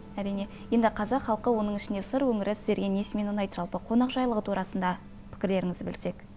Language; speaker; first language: Kazakh; native; Kazakh